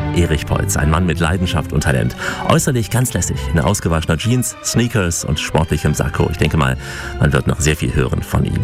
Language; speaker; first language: German; native; German